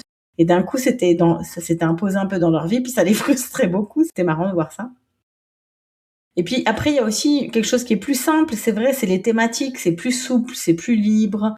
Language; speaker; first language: French; native; French